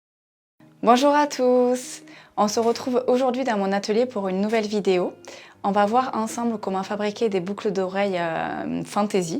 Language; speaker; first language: French; native; French